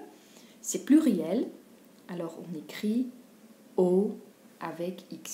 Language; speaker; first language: French; non-native, fluent; Dutch